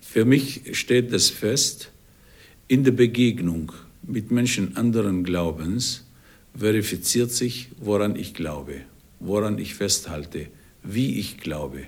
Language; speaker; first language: German; non-native, fluent; Arabic